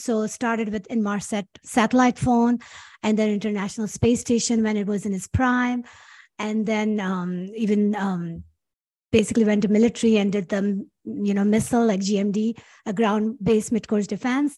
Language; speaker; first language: English; non-native, local second language; Urdu